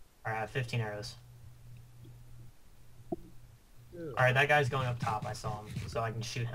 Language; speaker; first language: English; native; English